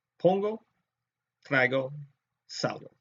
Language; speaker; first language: Spanish; non-native, fluent; English